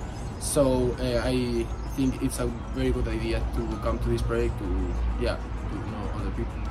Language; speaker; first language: English; non-native, fluent; Spanish